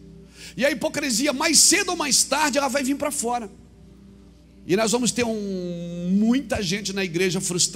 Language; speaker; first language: Portuguese; native; Portuguese